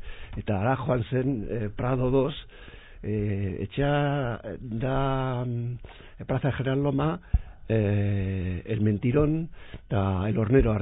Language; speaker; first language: Basque; non-native, local second language; Spanish